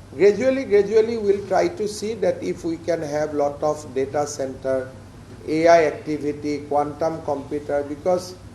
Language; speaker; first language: English; non-native, local second language; Assamese